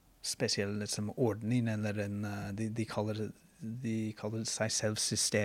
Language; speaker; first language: Norwegian; non-native, fluent; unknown